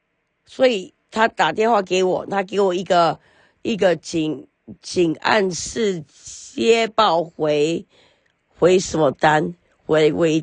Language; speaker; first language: Chinese; early bilingual, heritage; Chinese